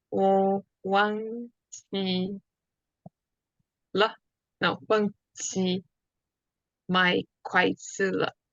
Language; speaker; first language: Chinese; non-native, learner; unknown